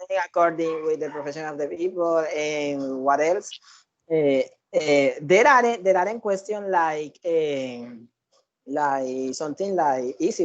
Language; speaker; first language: English; non-native, learner; Spanish